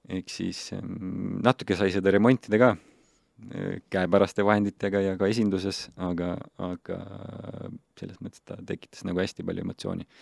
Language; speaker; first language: Estonian; non-native, local second language; Russian